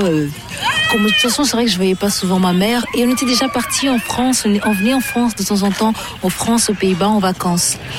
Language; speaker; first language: French; early bilingual, other home language; Portuguese